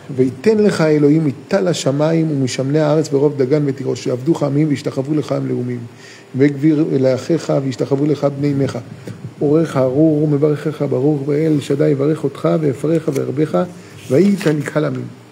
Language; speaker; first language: Hebrew; native; Hebrew